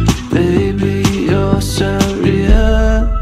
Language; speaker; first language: English; native; English